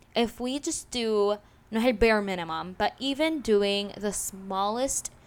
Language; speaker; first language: English; non-native, local second language; Spanish